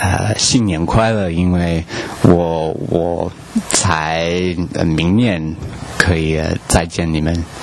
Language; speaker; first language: Chinese; non-native, learner; English